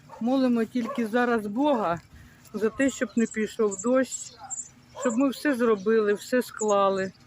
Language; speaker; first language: Ukrainian; native; Ukrainian